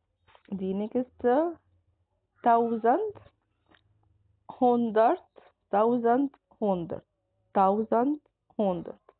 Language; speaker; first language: German; non-native, fluent; Arabic